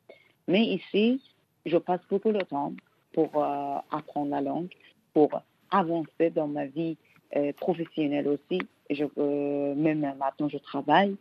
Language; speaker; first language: French; non-native, learner; Persian